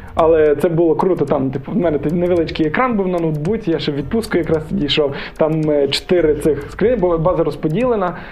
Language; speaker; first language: Ukrainian; native; Ukrainian